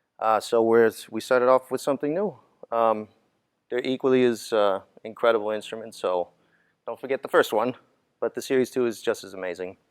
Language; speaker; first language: English; native; English